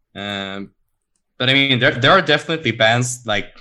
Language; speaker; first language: English; non-native, fluent; Swedish